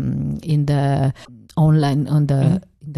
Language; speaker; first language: German; non-native, learner; Italian